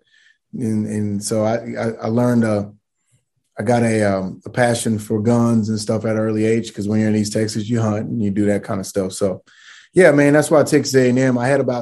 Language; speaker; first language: English; native; English